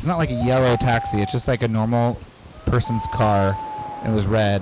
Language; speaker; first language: English; native; English